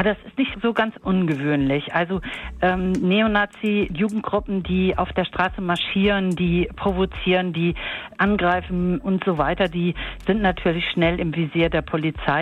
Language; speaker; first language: German; native; German